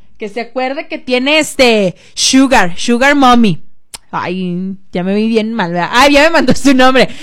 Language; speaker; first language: Spanish; native; Spanish